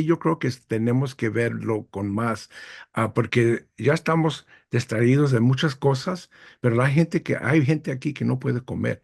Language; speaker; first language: Spanish; early bilingual, heritage; English